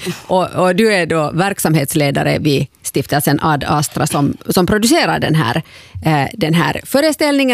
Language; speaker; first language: Swedish; native; Swedish